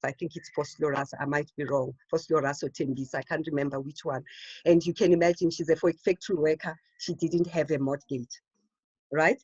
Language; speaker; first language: English; non-native, local second language; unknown